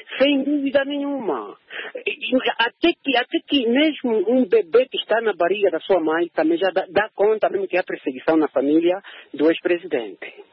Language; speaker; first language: Portuguese; non-native, local second language; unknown